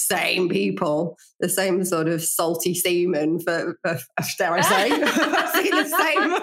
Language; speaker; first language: English; native; English